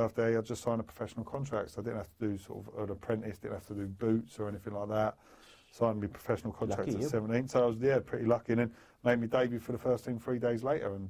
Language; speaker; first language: English; native; English